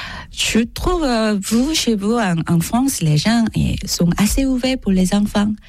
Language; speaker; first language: French; non-native, learner; Korean